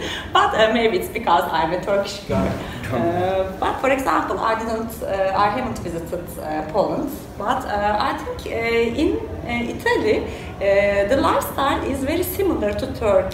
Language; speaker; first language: English; non-native, learner; Turkish